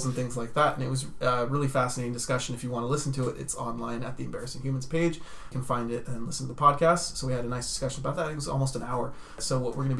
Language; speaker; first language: English; native; English